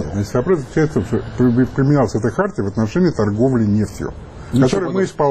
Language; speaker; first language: Russian; native; Russian